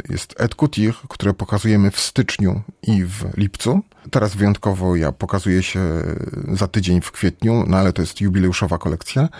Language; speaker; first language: Polish; native; Polish